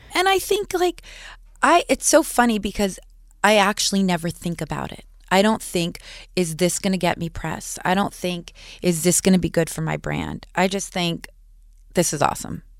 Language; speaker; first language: English; native; English